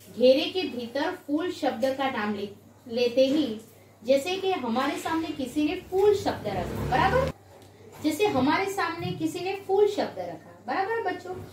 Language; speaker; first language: Hindi; non-native, local second language; Gujarati